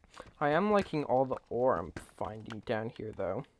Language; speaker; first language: English; native; English